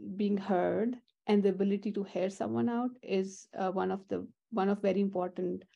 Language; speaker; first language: English; non-native, local second language; Urdu